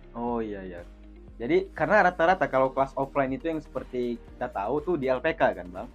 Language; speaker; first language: Indonesian; native; Indonesian